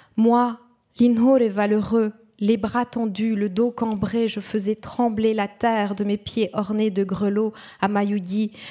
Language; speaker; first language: French; non-native, local second language; Kinyarwanda